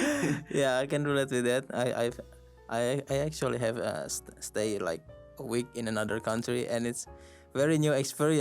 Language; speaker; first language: English; non-native, learner; Indonesian